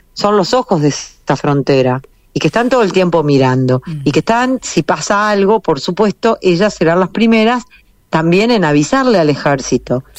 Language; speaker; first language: Spanish; native; Spanish